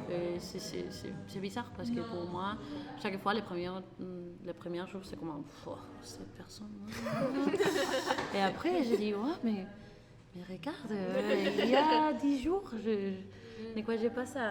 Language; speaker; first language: French; non-native, learner; Spanish